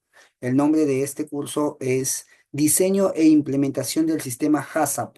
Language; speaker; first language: Spanish; native; Spanish